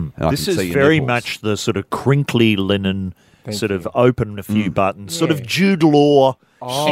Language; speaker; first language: English; native; English